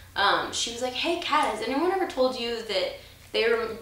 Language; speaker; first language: English; native; English